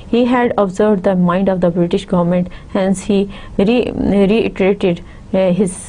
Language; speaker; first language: English; non-native, local second language; Urdu